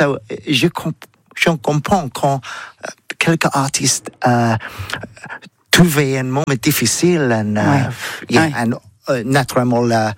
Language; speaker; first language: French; non-native, learner; English